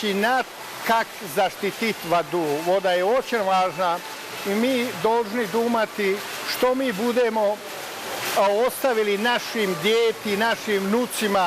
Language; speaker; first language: Russian; non-native, learner; Croatian